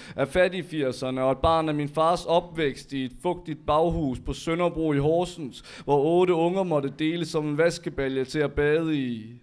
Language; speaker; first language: Danish; native; Danish